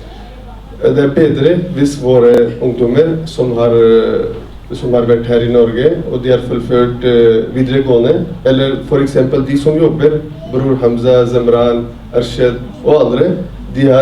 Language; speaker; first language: Norwegian; non-native, fluent; Urdu